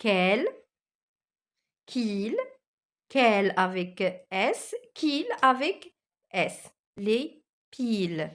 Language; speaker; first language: French; non-native, local second language; Arabic